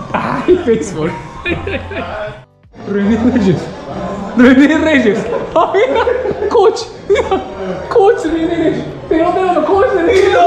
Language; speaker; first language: Spanish; non-native, learner; Japanese